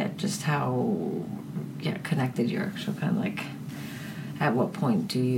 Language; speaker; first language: English; early bilingual, other home language; Icelandic